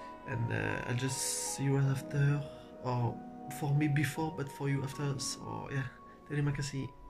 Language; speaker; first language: English; non-native, fluent; French